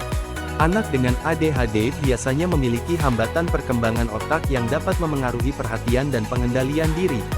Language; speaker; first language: Indonesian; native; Indonesian